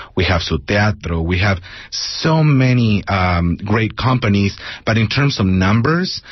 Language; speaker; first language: English; non-native, fluent; Spanish